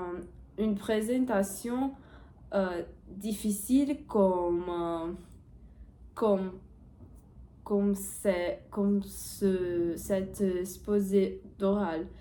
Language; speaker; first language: French; non-native, learner; Portuguese